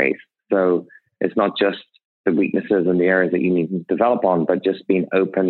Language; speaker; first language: English; native; English